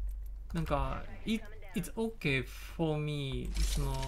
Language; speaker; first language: English; non-native, learner; Japanese